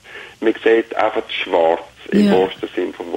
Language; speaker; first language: German; native; German